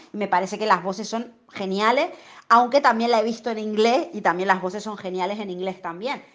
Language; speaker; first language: Spanish; native; Spanish